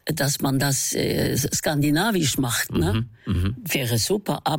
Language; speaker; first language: German; non-native, fluent; Norwegian